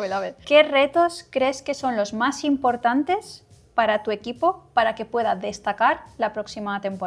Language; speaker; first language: Spanish; native; Spanish